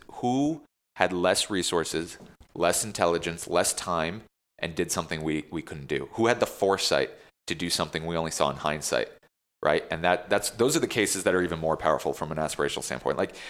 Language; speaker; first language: English; native; English